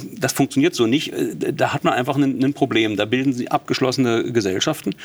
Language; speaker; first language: German; native; German